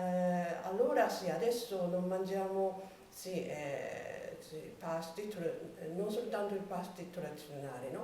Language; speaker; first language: Italian; non-native, learner; Japanese